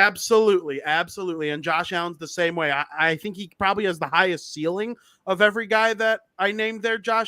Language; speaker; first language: English; native; English